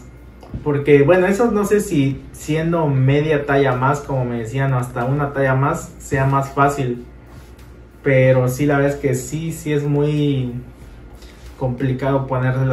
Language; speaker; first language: Spanish; native; Spanish